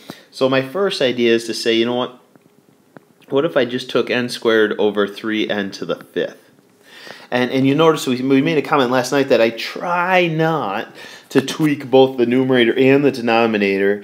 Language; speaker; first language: English; native; English